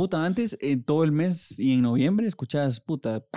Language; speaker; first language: Spanish; native; Spanish